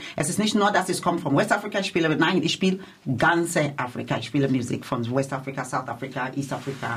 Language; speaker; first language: German; non-native, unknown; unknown